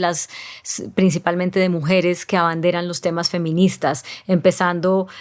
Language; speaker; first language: Spanish; native; Spanish